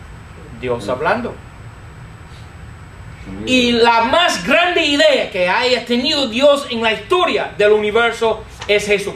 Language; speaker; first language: Spanish; non-native, fluent; English